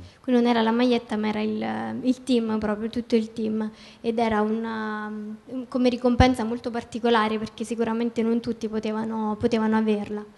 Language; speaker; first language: Italian; native; Italian